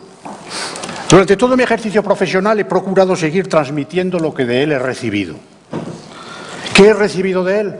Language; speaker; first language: Spanish; native; Spanish